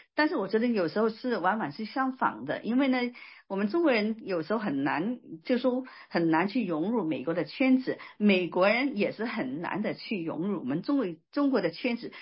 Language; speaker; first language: Chinese; native; Chinese